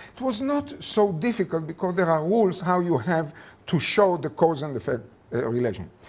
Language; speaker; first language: English; non-native, fluent; Hebrew